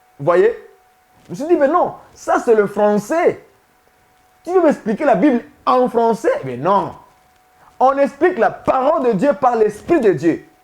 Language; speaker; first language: French; non-native, local second language; Swahili